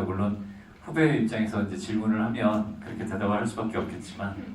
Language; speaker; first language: Korean; native; Korean